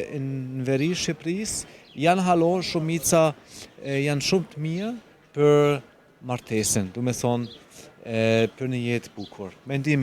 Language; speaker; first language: Albanian; non-native, fluent; German